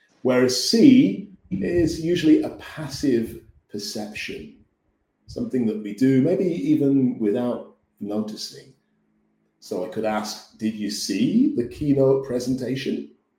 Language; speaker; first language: English; native; English